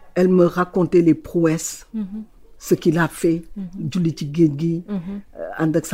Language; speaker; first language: French; non-native, local second language; Wolof